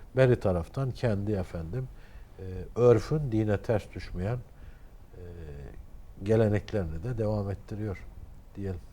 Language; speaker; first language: Turkish; native; Turkish